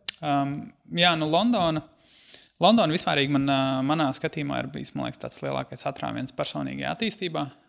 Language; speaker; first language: Latvian; native; Latvian